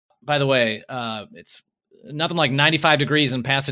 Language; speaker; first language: English; early bilingual, other home language; Polish